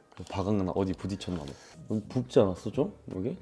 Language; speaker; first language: Korean; native; Korean